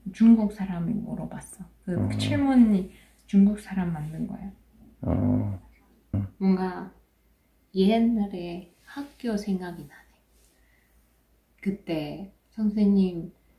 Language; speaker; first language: Korean; non-native, fluent; Russian